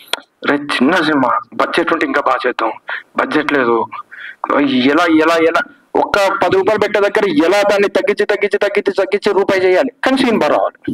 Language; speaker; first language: Telugu; native; Telugu